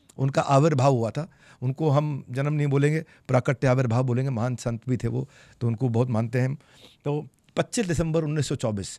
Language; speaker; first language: Hindi; native; Hindi